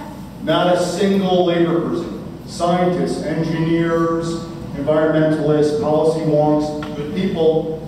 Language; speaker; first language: English; native; English